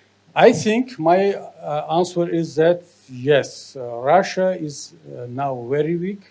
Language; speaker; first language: English; non-native, learner; Tajik